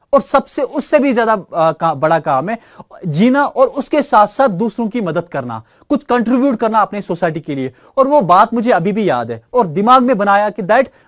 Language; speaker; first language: Hindi; non-native, local second language; Kashmiri